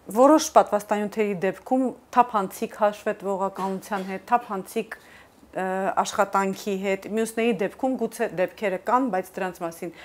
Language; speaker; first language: Armenian; native; Armenian